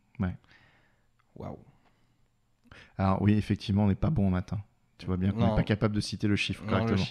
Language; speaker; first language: French; native; French